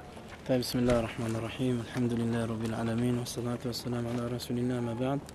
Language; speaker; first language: Arabic; non-native, fluent; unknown